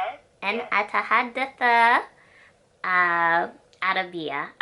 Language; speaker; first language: Arabic; non-native, learner; English